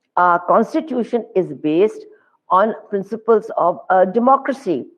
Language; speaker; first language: English; non-native, local second language; Hindi